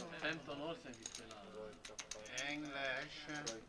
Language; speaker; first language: Swedish; native; Swedish